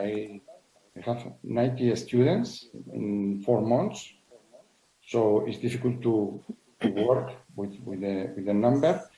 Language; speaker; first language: English; non-native, learner; Spanish